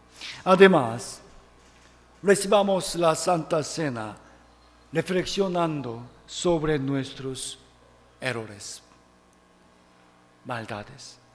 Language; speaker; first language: Spanish; non-native, fluent; Korean